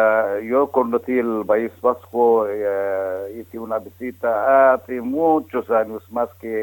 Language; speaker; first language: Spanish; non-native, fluent; Arabic